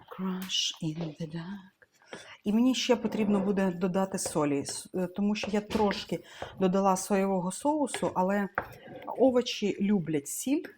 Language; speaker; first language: Ukrainian; non-native, local second language; Russian